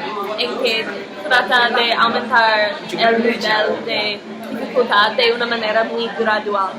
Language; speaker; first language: Spanish; non-native, learner; English